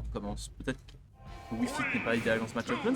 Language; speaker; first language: French; native; French